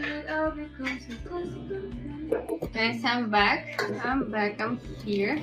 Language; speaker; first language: English; non-native, learner; Russian